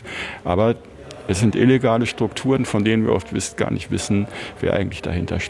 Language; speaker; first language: German; native; German